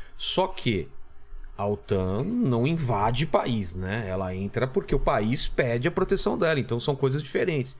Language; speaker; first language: Portuguese; native; Portuguese